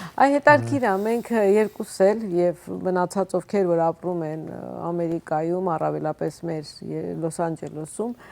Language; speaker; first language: Armenian; native; Armenian